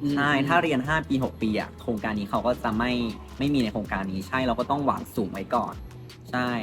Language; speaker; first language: Thai; non-native, local second language; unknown